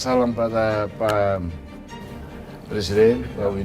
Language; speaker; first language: Indonesian; non-native, fluent; Tetum